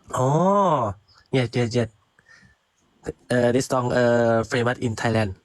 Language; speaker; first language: English; non-native, learner; Thai